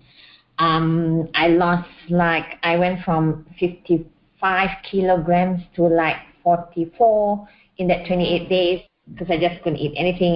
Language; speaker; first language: English; non-native, local second language; Malay